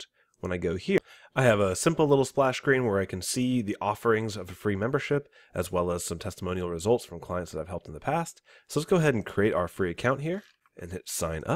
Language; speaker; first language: English; native; English